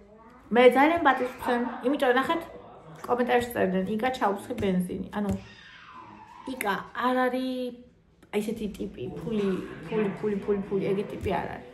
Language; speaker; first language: Georgian; native; Georgian